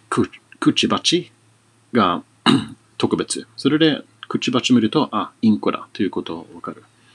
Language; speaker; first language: Japanese; non-native, fluent; Swedish